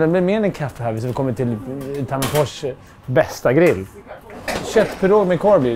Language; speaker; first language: Swedish; native; Swedish